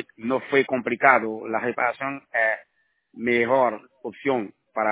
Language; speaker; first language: Spanish; non-native, learner; Haitian Creole